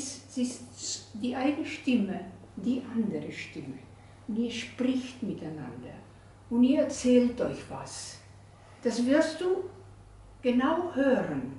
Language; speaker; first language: German; non-native, fluent; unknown